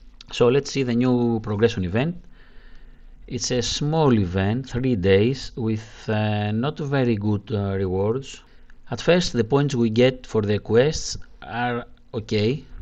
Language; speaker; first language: English; non-native, learner; Greek